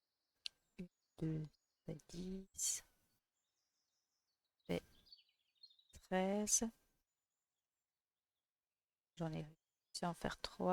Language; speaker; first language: French; native; French